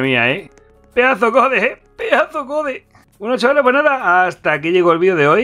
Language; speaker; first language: Spanish; native; Spanish